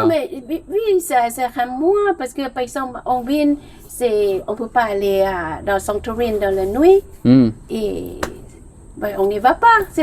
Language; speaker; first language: French; non-native, learner; Thai